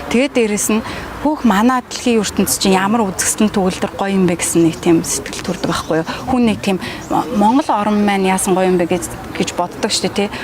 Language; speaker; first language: Mongolian; early bilingual, heritage; Mongolian